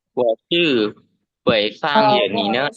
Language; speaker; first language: Chinese; non-native, learner; Lao